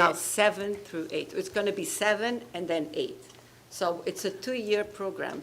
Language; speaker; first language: English; non-native, fluent; Portuguese